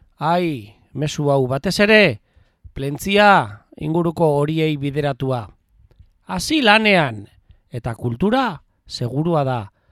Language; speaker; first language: Basque; native; Basque